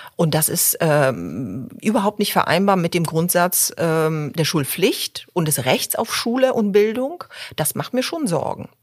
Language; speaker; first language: German; early bilingual, other home language; Polish